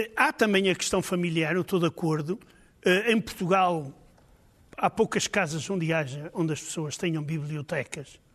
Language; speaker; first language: Portuguese; native; Portuguese